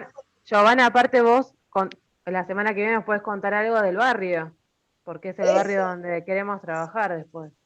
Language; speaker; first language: Spanish; native; Spanish